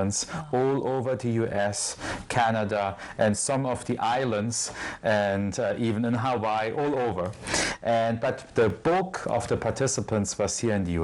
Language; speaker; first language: English; non-native, fluent; German